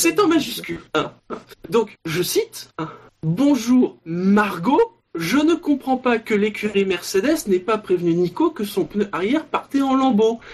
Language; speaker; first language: French; native; French